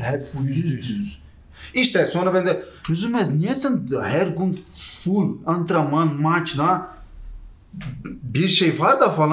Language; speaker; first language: Turkish; non-native, learner; Portuguese